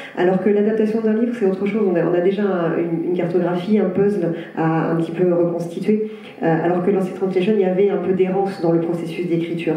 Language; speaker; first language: French; native; French